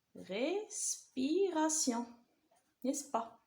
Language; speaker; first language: French; non-native, local second language; Arabic